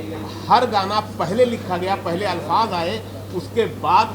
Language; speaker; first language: Hindi; native; Hindi